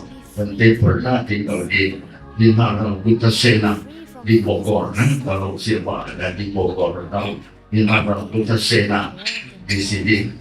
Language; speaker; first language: Indonesian; non-native, learner; Thai